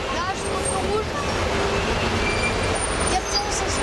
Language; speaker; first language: French; native; French